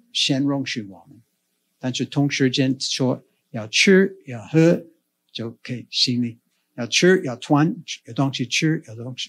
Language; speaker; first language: Chinese; non-native, fluent; English